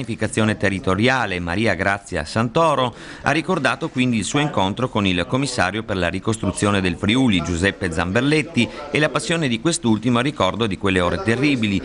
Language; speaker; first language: Italian; native; Italian